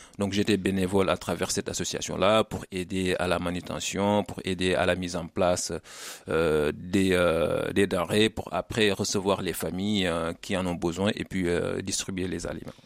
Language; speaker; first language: French; non-native, local second language; Wolof